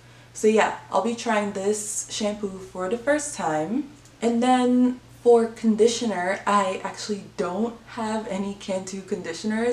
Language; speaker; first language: English; native; English